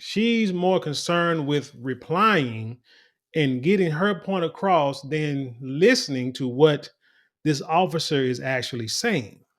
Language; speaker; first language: English; native; English